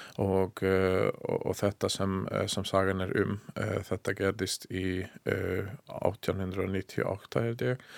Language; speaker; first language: Icelandic; non-native, learner; Hungarian